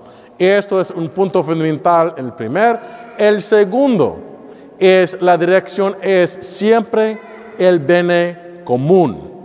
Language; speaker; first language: Spanish; non-native, learner; English